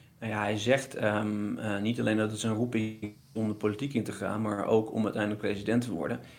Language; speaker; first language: Dutch; native; Dutch